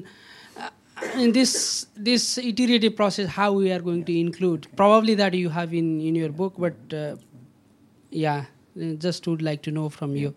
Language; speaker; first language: English; non-native, local second language; Nepali